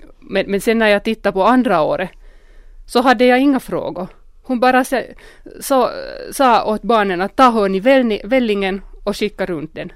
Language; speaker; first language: Swedish; non-native, local second language; Finnish